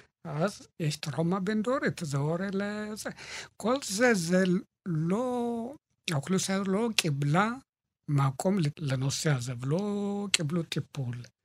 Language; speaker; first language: Hebrew; non-native, fluent; Amharic